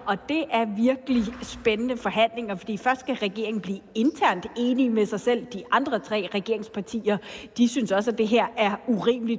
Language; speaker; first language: Danish; native; Danish